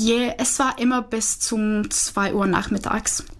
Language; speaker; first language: German; non-native, learner; Czech